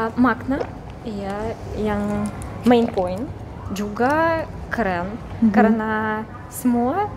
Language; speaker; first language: Indonesian; non-native, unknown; Russian